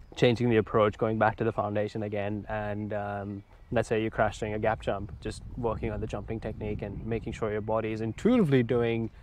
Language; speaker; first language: English; non-native, local second language; Hindi